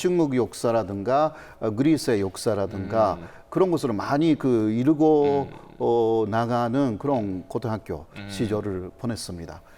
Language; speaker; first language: Korean; non-native, fluent; Japanese